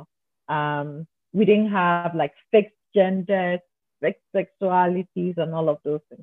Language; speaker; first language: English; non-native, local second language; Akan